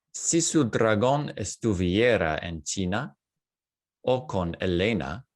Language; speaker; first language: Spanish; non-native, fluent; English